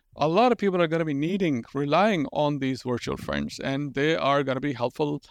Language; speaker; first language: English; non-native, local second language; Urdu